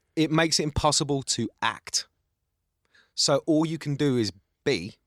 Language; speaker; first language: English; native; English